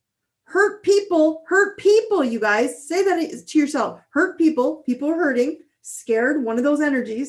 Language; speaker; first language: English; native; English